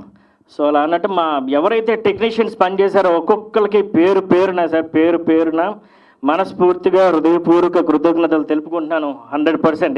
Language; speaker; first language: Telugu; native; Telugu